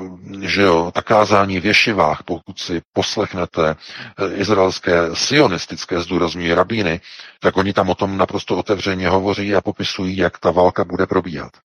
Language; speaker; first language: Czech; native; Czech